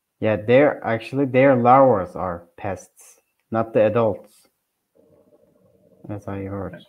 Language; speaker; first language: English; non-native, learner; Turkish